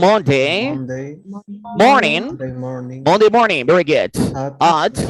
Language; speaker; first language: English; non-native, fluent; Spanish